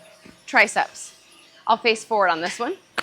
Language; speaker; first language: English; native; English